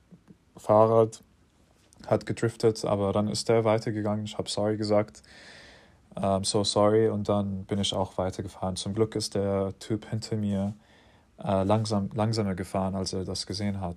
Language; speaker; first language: German; non-native, fluent; English